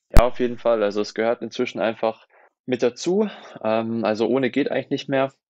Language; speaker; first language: German; native; German